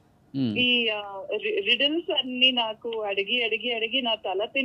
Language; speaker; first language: Telugu; non-native, fluent; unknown